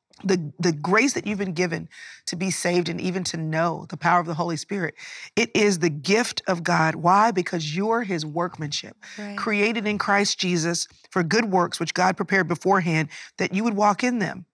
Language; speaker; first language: English; native; English